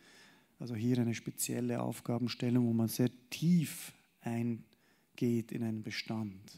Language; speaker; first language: German; native; German